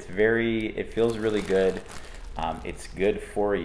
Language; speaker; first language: English; native; English